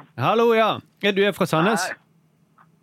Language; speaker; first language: Norwegian; native; Norwegian